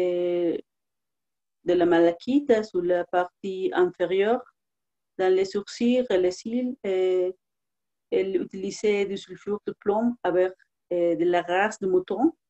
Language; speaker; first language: French; non-native, learner; Spanish